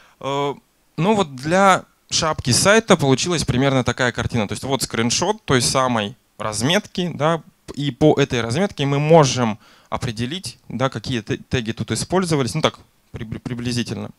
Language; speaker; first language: Russian; native; Russian